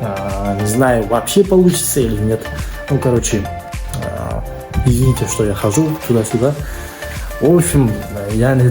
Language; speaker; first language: Russian; non-native, local second language; Kazakh